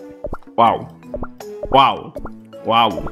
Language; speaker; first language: Chinese; native; Chinese